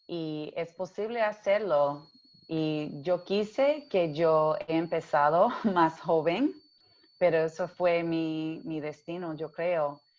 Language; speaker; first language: Spanish; early bilingual, heritage; English